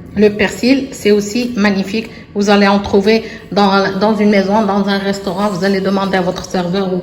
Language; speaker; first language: French; non-native, local second language; Arabic